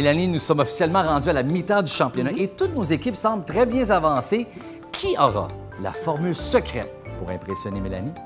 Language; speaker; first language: French; native; French